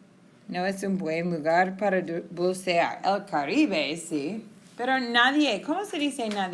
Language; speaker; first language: Spanish; non-native, fluent; English